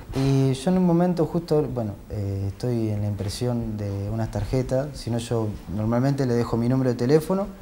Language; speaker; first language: Spanish; native; Spanish